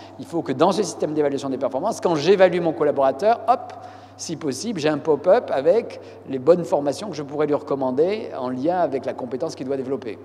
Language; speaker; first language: French; native; French